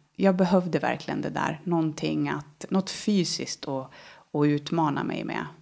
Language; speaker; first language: Swedish; native; Swedish